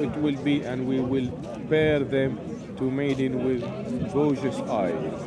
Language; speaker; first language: English; non-native, fluent; Arabic